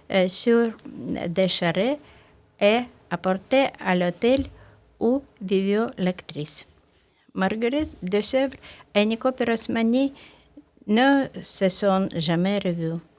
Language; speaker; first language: French; non-native, learner; Russian